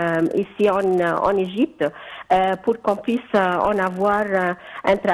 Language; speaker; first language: French; non-native, fluent; Arabic